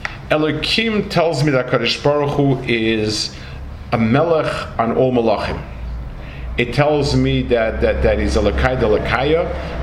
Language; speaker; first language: English; native; English